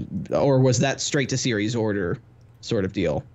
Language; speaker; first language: English; native; English